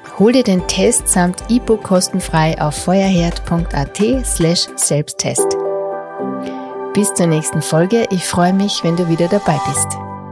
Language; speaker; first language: German; native; German